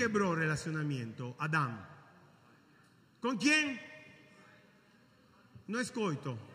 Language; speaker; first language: Portuguese; non-native, learner; Italian